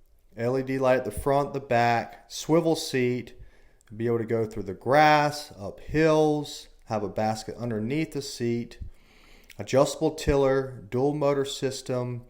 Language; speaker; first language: English; native; English